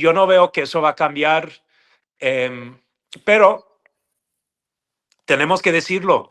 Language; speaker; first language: Spanish; non-native, fluent; English